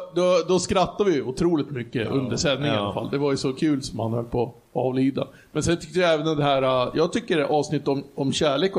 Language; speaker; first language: Swedish; native; Swedish